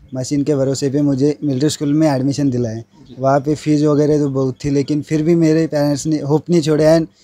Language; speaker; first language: Hindi; non-native, local second language; Marathi